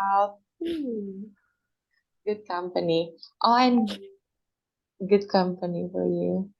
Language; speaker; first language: English; non-native, fluent; Indonesian